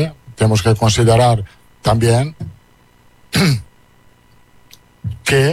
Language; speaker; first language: Portuguese; non-native, learner; Italian